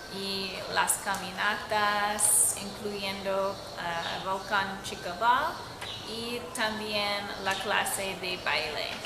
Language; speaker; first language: Spanish; non-native, learner; English